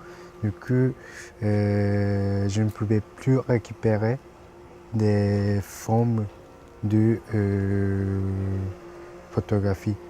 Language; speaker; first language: French; non-native, fluent; Japanese